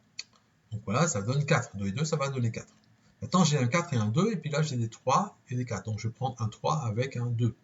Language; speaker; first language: French; native; French